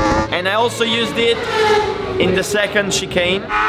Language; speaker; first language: English; non-native, fluent; Italian